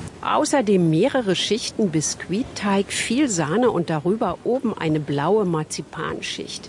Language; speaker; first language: German; native; German